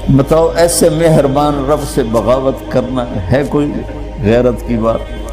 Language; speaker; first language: Urdu; non-native, local second language; Punjabi